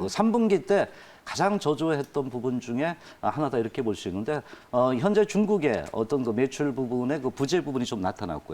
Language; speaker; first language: Korean; native; Korean